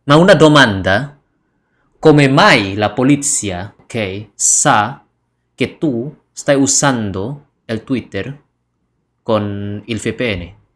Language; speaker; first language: Italian; non-native, learner; Indonesian